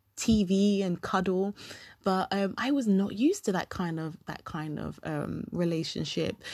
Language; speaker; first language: English; early bilingual, other home language; Yoruba